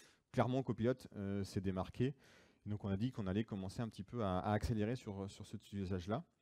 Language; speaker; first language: French; native; French